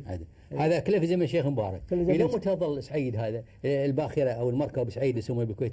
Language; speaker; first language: Arabic; native; Arabic